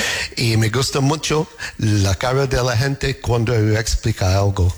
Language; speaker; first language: Spanish; non-native, learner; English